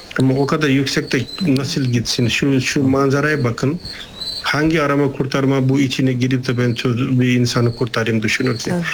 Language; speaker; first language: Turkish; non-native, fluent; Nepali